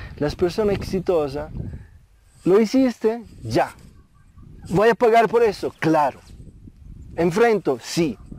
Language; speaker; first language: Spanish; non-native, fluent; Italian